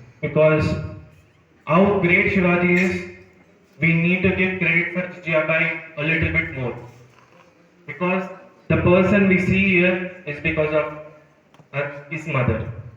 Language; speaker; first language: English; non-native, local second language; Telugu